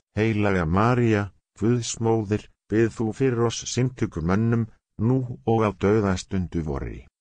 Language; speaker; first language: Icelandic; non-native, learner; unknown